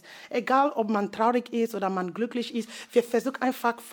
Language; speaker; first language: German; non-native, learner; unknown